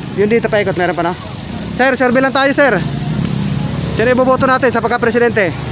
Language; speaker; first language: Filipino; non-native, local second language; Cebuano